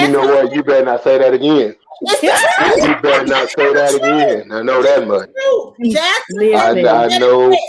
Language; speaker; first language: English; native; English